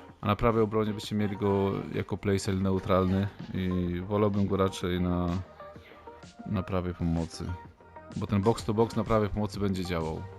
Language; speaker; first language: Polish; native; Polish